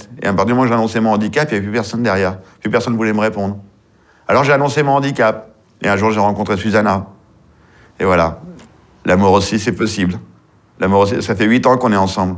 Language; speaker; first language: French; native; French